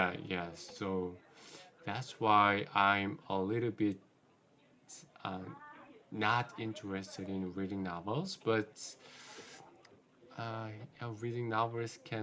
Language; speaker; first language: English; non-native, learner; Korean